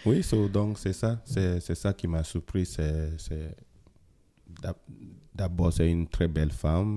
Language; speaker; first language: French; non-native, fluent; Ewe